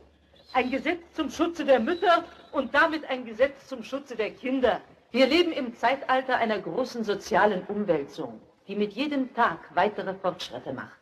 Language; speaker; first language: German; native; German